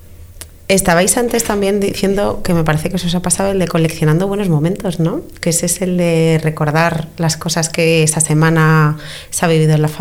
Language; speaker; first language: Spanish; native; Spanish